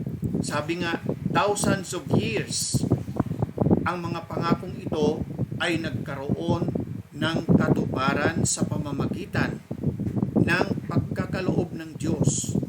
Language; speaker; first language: Filipino; native; Filipino